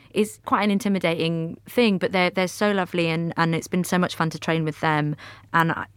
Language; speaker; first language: English; native; English